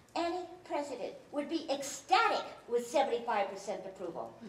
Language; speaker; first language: English; early bilingual, other home language; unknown